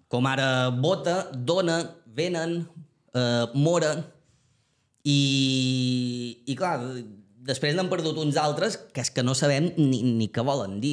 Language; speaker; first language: Catalan; native; Catalan